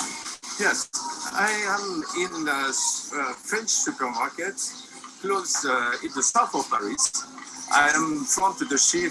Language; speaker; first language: English; non-native, fluent; French